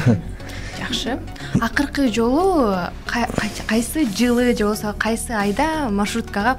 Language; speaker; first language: Kyrgyz; native; Kyrgyz